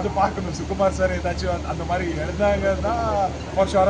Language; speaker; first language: Tamil; non-native, local second language; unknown